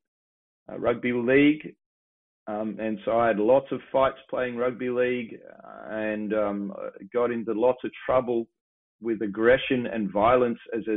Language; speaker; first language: English; native; English